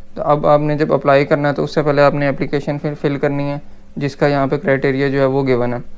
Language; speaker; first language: Urdu; native; Urdu